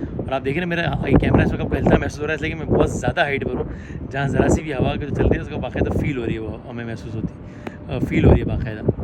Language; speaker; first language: Urdu; native; Urdu